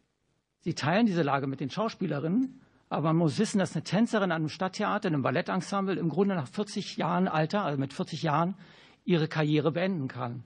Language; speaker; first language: German; native; German